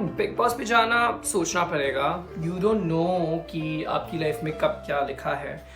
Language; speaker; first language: Hindi; native; Hindi